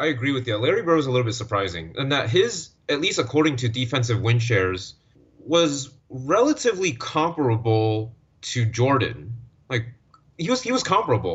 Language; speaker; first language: English; native; English